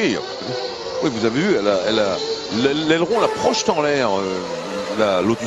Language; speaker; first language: French; native; French